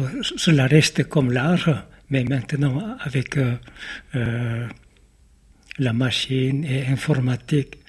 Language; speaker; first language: French; non-native, fluent; Korean